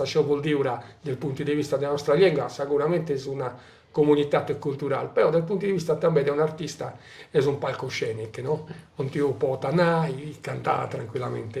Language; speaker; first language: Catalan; non-native, local second language; Italian